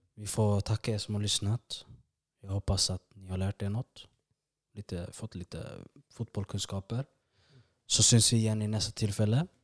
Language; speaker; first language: Swedish; early bilingual, other home language; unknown